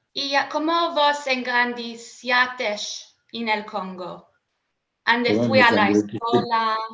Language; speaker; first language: Spanish; non-native, learner; English